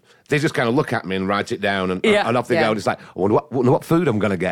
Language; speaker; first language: English; native; English